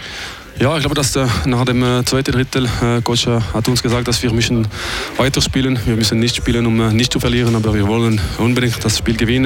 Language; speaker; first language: German; non-native, fluent; French